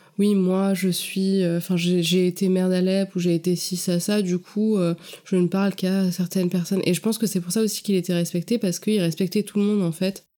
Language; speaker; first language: French; native; French